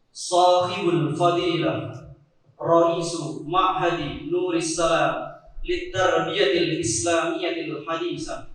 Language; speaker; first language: Arabic; non-native, fluent; Indonesian